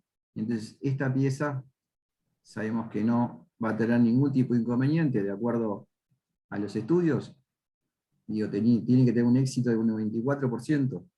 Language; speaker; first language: Spanish; native; Spanish